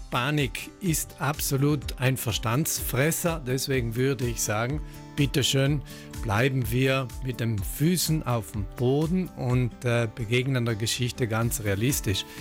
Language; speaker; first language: German; native; German